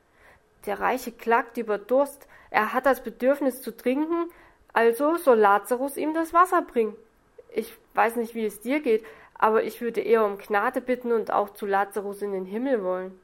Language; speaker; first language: German; native; German